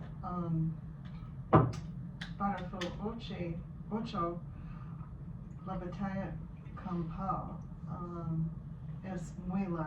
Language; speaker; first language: Spanish; non-native, learner; English